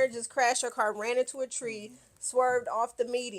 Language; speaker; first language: English; native; English